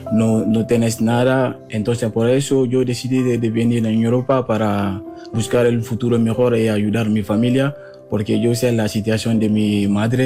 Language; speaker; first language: Spanish; non-native, fluent; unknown